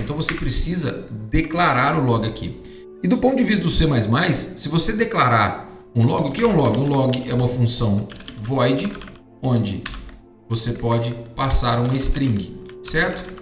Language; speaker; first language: Portuguese; native; Portuguese